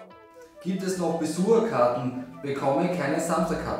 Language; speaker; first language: German; native; German